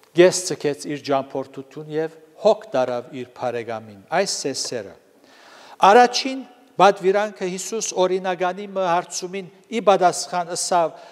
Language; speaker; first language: Armenian; native; Armenian